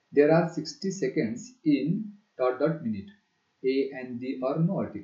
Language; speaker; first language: English; non-native, local second language; Marathi